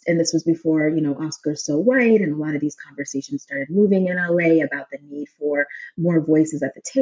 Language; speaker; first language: English; native; English